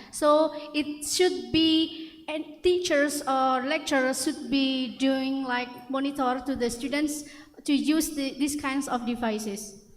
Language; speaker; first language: English; non-native, fluent; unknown